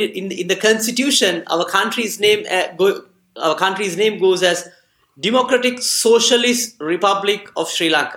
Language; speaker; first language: English; non-native, local second language; Sinhala